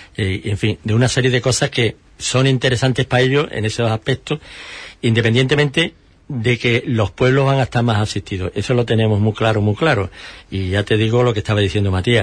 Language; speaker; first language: Spanish; native; Spanish